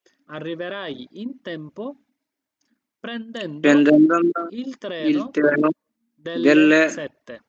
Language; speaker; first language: Italian; non-native, fluent; Bangla